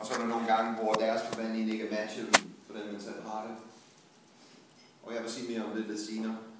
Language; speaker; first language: Danish; non-native, fluent; English